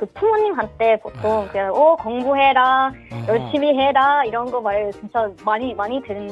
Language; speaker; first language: Korean; non-native, learner; Swedish